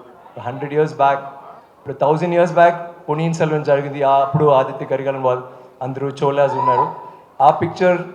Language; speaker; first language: Telugu; non-native, local second language; Tamil